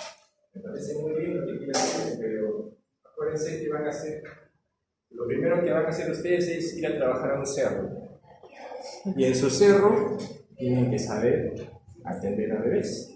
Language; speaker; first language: Spanish; native; Spanish